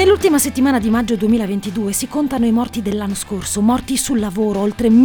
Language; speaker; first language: Italian; native; Italian